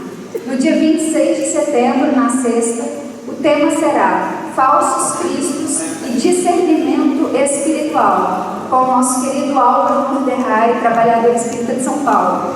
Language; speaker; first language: Portuguese; native; Portuguese